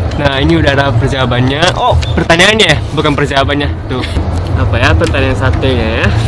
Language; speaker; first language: Indonesian; early bilingual, heritage; Japanese